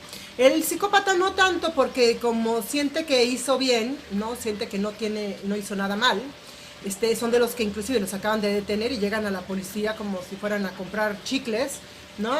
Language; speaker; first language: Spanish; native; Spanish